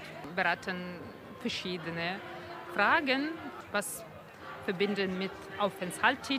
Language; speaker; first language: German; non-native, learner; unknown